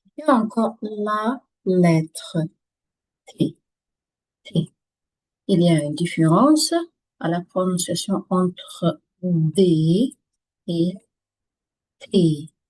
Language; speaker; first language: French; non-native, local second language; Arabic